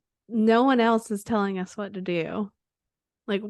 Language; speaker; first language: English; native; English